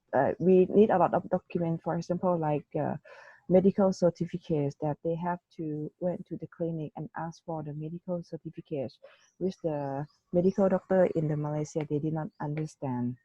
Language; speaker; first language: English; non-native, learner; Thai